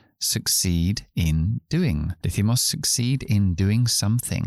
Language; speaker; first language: English; native; English